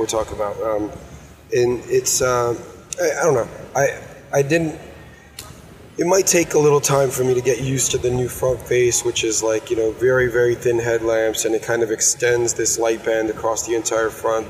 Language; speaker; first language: English; native; English